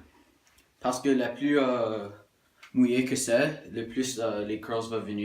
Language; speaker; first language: French; non-native, local second language; English